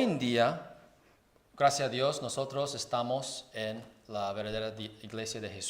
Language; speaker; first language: Spanish; non-native, fluent; Chinese